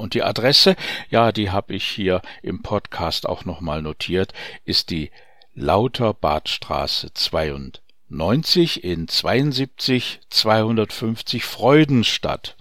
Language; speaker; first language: German; native; German